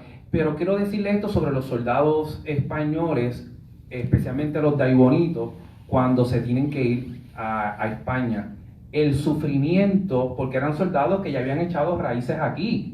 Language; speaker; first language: Spanish; native; Spanish